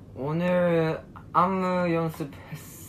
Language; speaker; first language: Korean; non-native, learner; Japanese